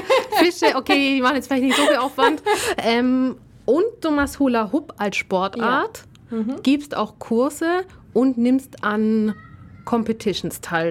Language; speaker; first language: German; native; German